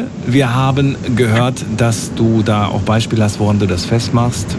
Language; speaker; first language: German; native; German